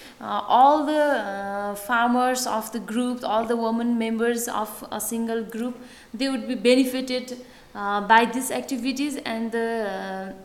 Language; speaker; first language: English; non-native, fluent; Nepali